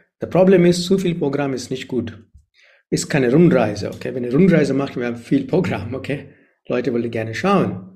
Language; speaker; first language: German; non-native, learner; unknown